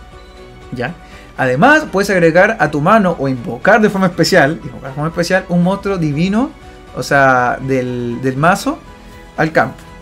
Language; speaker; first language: Spanish; native; Spanish